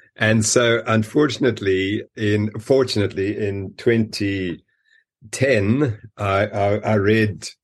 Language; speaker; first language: English; native; English